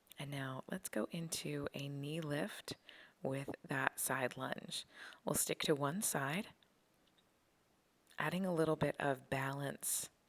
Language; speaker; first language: English; native; English